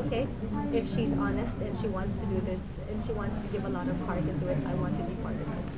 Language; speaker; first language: English; non-native, local second language; Filipino